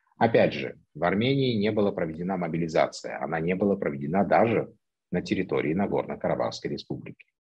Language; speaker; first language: Russian; native; Russian